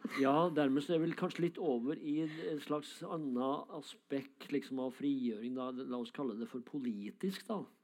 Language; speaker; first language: Norwegian; native; Norwegian